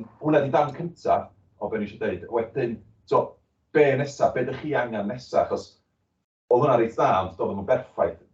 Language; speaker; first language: Welsh; native; Welsh